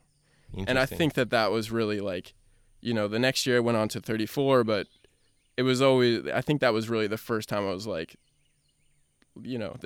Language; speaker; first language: English; native; English